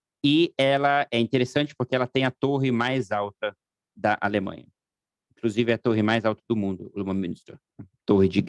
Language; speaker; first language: Portuguese; non-native, fluent; German